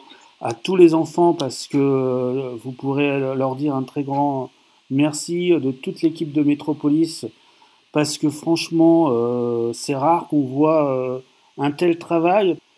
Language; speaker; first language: French; native; French